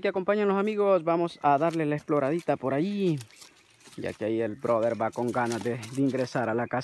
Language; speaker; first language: Spanish; native; Spanish